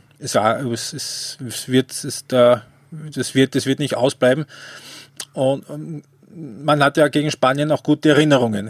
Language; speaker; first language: German; native; German